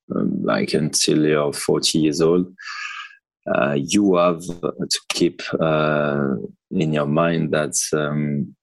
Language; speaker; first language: English; non-native, fluent; French